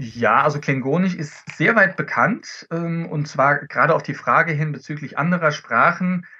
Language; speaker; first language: German; early bilingual, other home language; Dutch